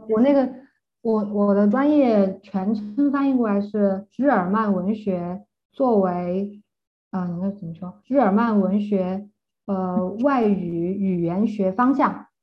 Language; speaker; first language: Chinese; native; Chinese